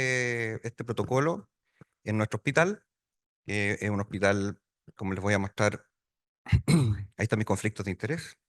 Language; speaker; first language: Spanish; native; Spanish